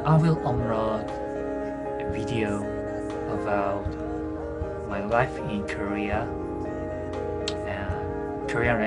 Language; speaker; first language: English; non-native, learner; Korean